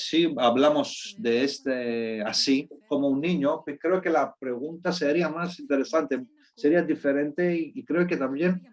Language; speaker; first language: Spanish; non-native, fluent; Greek